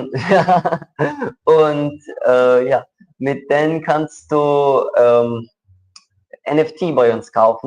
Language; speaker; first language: German; non-native, local second language; Ukrainian